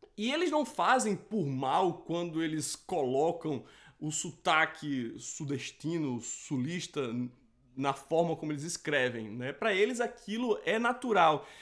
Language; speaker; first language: Portuguese; native; Portuguese